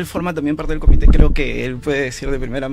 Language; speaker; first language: Spanish; native; Spanish